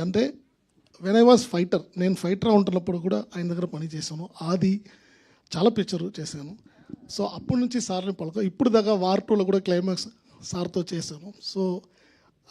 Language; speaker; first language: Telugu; non-native, learner; Tamil